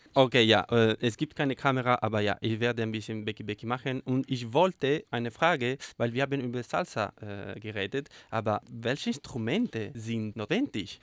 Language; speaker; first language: German; non-native, learner; Spanish